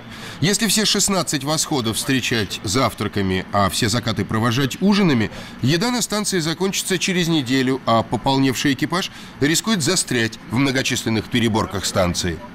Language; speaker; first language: Russian; native; Russian